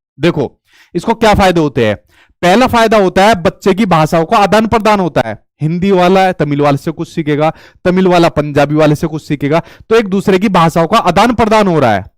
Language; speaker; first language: Hindi; native; Hindi